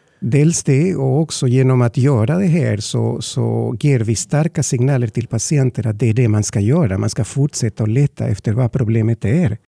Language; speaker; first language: Swedish; non-native, fluent; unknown